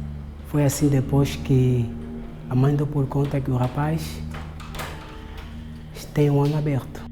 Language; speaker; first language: Portuguese; non-native, local second language; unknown